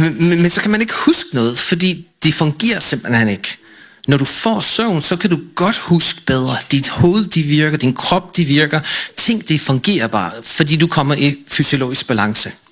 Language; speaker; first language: Danish; non-native, fluent; English